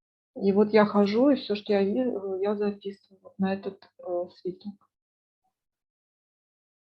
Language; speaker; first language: Russian; native; Russian